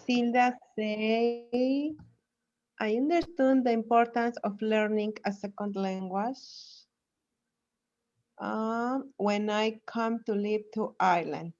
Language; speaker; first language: English; non-native, fluent; Spanish